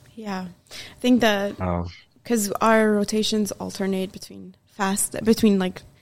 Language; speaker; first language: English; early bilingual, other home language; Persian